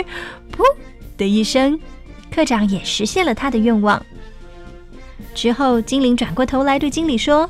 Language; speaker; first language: Chinese; native; Chinese